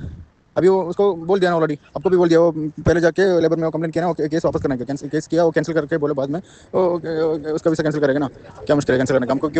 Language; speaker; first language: Hindi; non-native, learner; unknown